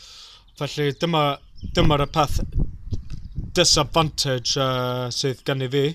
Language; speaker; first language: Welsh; non-native, learner; English